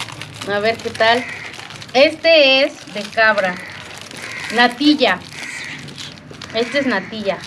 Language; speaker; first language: Spanish; native; Spanish